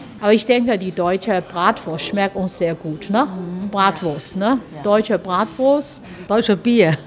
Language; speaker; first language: German; non-native, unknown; Chinese